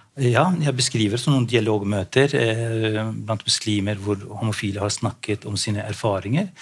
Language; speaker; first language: Norwegian; non-native, fluent; Albanian